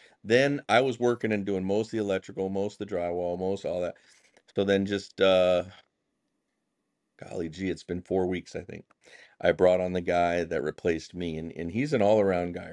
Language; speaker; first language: English; native; English